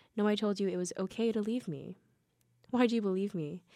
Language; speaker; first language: English; early bilingual, other home language; Korean